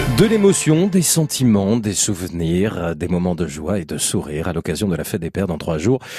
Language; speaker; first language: French; native; French